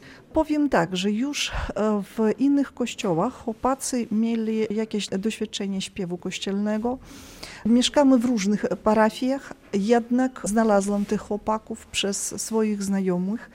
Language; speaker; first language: Polish; early bilingual, heritage; Polish